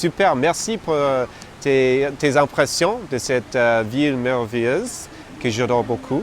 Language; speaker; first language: French; non-native, fluent; English